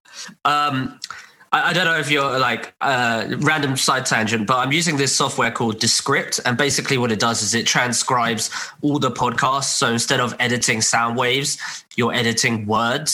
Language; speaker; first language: English; non-native, local second language; Cantonese